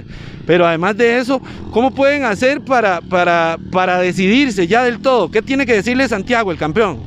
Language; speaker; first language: Spanish; native; Spanish